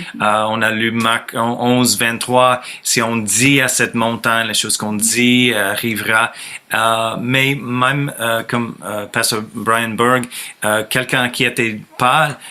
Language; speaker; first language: French; non-native, fluent; English